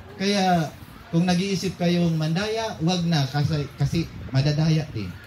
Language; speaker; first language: Filipino; non-native, local second language; Cebuano